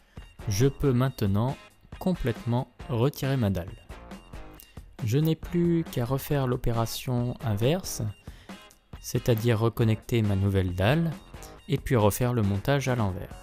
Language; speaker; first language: French; native; French